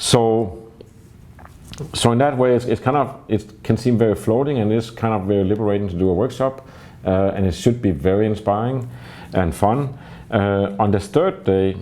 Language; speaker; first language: English; non-native, fluent; Danish